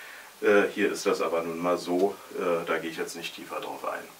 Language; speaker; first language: German; native; German